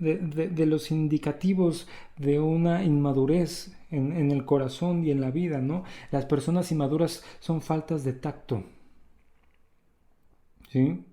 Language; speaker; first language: Spanish; native; Spanish